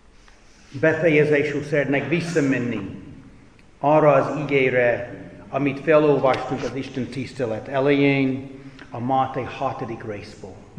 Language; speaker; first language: Hungarian; non-native, fluent; English